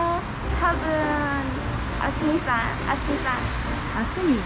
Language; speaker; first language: Japanese; non-native, learner; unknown